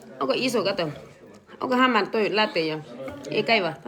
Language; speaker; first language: Finnish; non-native, learner; Thai